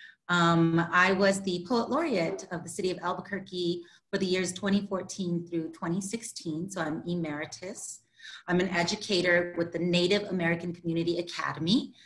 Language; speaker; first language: English; native; English